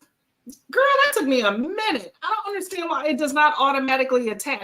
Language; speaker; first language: English; native; English